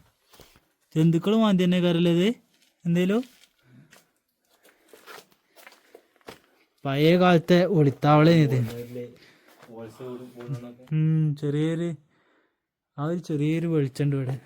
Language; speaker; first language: Malayalam; native; Malayalam